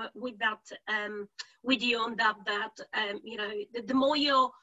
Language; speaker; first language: English; non-native, fluent; Bulgarian